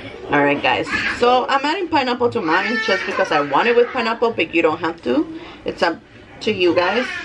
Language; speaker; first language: English; early bilingual, other home language; Spanish